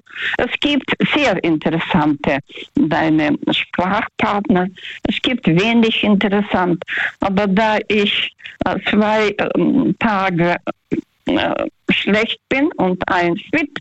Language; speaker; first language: German; early bilingual, heritage; German